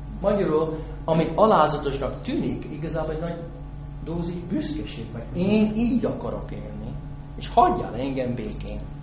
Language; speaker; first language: Hungarian; non-native, fluent; English